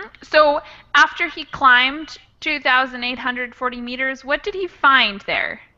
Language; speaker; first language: English; native; English